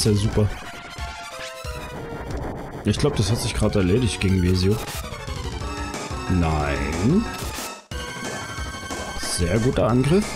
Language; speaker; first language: German; native; German